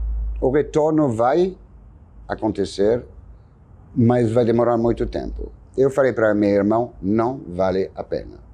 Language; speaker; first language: Portuguese; non-native, fluent; French